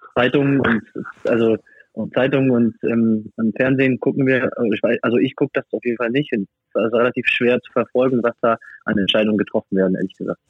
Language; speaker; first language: German; non-native, fluent; French